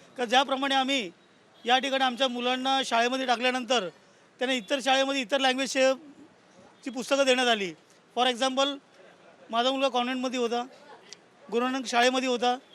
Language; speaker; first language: Marathi; non-native, local second language; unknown